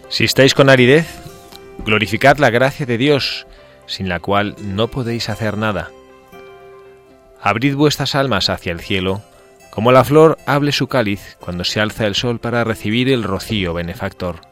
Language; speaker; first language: Spanish; native; Spanish